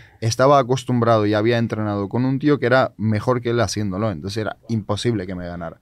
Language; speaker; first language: Spanish; non-native, fluent; Georgian